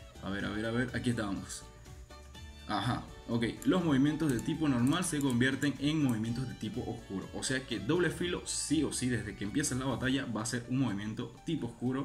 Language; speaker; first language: Spanish; native; Spanish